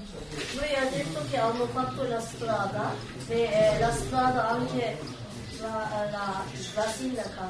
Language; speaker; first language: Italian; non-native, learner; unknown